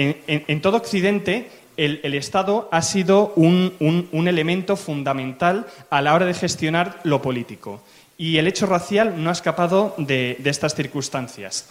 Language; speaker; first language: Spanish; native; Spanish